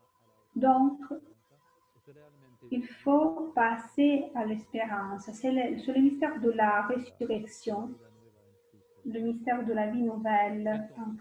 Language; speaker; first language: French; non-native, fluent; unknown